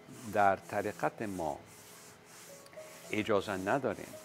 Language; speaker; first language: Persian; non-native, fluent; English